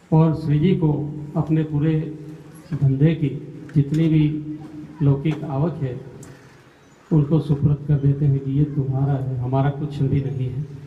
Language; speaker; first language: Hindi; non-native, local second language; Gujarati